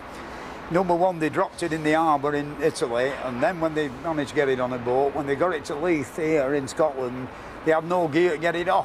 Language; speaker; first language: English; native; English